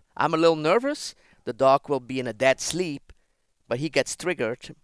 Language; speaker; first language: English; non-native, fluent; Dutch